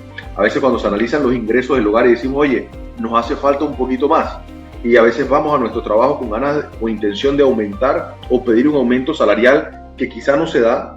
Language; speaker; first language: Spanish; native; Spanish